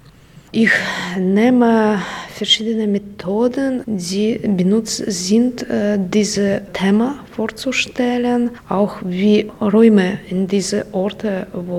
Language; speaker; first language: German; non-native, learner; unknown